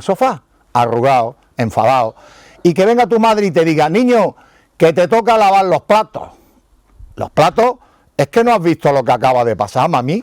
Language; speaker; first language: Spanish; native; Spanish